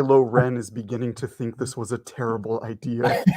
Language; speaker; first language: English; native; English